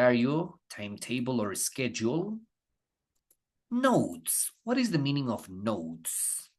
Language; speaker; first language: English; non-native, fluent; Spanish